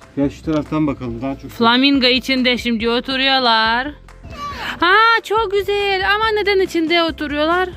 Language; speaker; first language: Turkish; non-native, learner; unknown